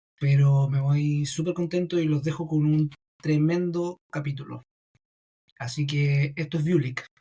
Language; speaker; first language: Spanish; native; Spanish